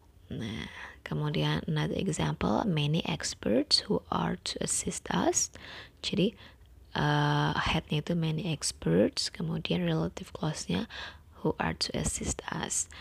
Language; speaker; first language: English; non-native, fluent; Indonesian